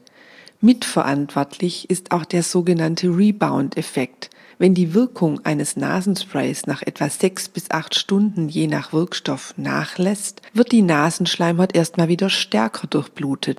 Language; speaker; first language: German; native; German